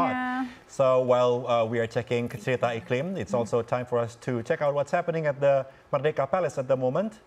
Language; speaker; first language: English; non-native, local second language; Indonesian